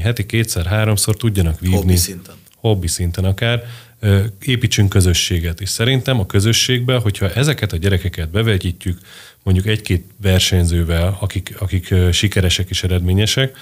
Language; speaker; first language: Hungarian; native; Hungarian